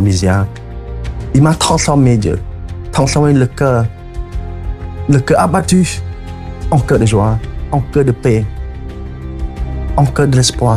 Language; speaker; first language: French; non-native, fluent; Khmer